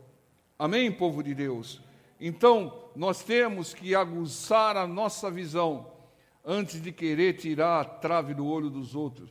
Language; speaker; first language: Portuguese; native; Portuguese